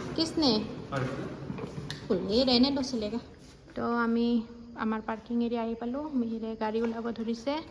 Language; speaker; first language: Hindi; non-native, local second language; Assamese